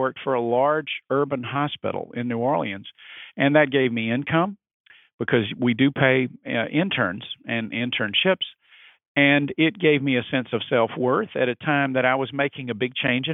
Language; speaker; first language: English; native; English